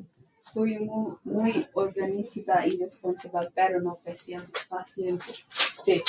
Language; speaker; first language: Spanish; non-native, learner; English